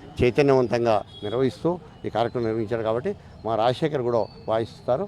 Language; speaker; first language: Telugu; native; Telugu